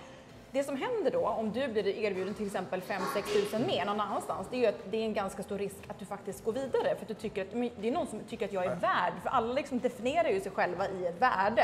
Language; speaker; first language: Swedish; native; Swedish